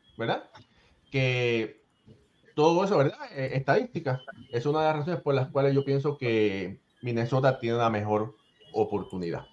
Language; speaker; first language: Spanish; native; Spanish